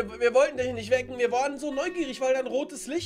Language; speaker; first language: German; native; German